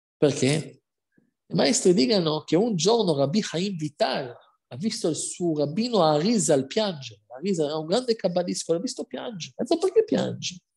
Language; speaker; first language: Italian; non-native, fluent; Hebrew